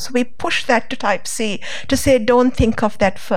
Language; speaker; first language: English; non-native, local second language; Sinhala